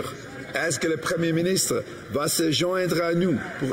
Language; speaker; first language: French; non-native, local second language; English